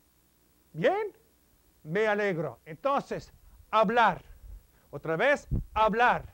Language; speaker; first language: Spanish; non-native, fluent; English